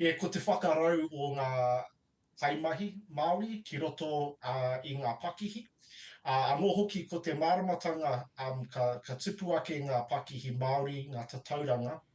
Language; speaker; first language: Māori; native; Māori